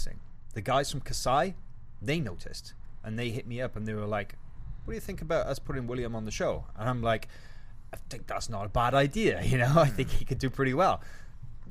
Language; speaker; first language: English; native; English